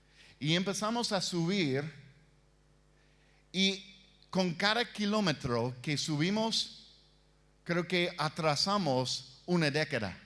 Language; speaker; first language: Spanish; non-native, fluent; English